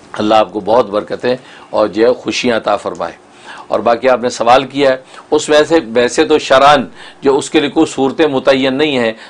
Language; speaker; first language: Urdu; native; Urdu